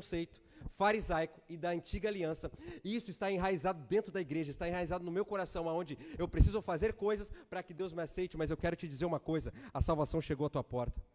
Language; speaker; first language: Portuguese; native; Portuguese